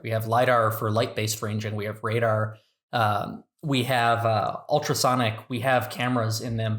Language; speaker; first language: English; native; English